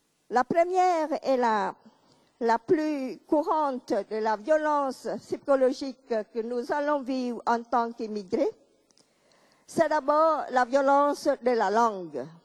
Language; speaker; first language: French; non-native, fluent; Khmer